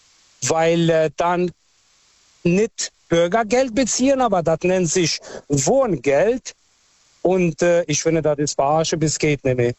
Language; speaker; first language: German; non-native, fluent; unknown